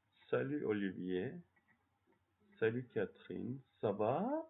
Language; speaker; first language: French; non-native, learner; Turkish